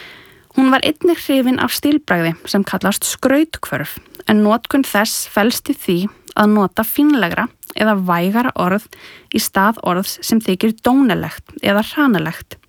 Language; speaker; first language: Icelandic; native; Icelandic